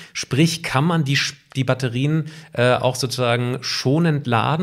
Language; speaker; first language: German; native; German